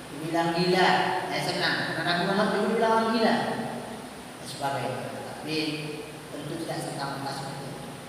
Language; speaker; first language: Indonesian; native; Indonesian